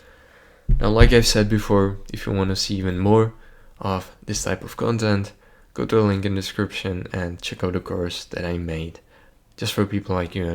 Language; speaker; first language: English; non-native, fluent; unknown